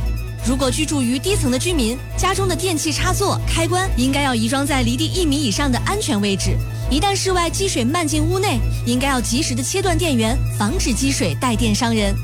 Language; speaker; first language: Chinese; native; Chinese